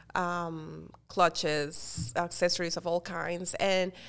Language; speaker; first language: English; non-native, fluent; Spanish